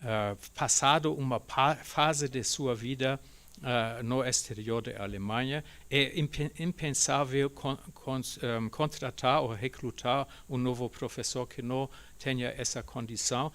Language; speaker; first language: Portuguese; non-native, fluent; German